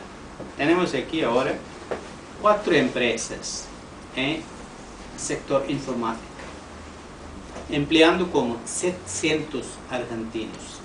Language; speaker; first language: Spanish; non-native, learner; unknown